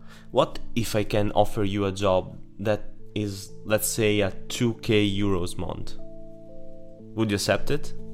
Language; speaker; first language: English; non-native, fluent; Italian